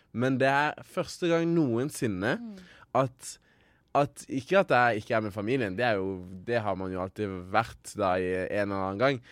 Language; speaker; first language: Norwegian; early bilingual, other home language; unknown